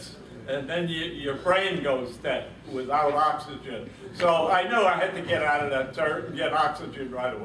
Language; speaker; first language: English; native; English